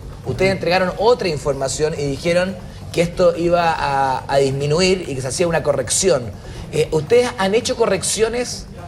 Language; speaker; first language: Spanish; native; Spanish